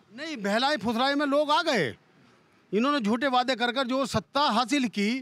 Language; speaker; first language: Hindi; native; Hindi